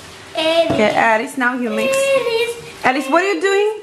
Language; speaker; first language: English; non-native, fluent; Russian